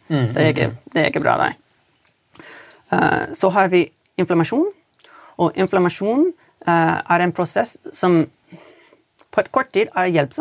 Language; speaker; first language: Swedish; non-native, learner; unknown